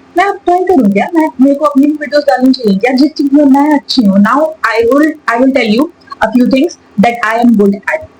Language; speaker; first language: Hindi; native; Hindi